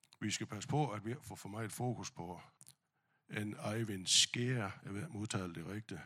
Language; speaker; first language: Danish; non-native, fluent; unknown